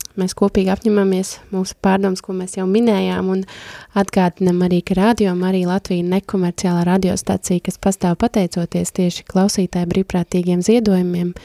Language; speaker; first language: Latvian; native; Latvian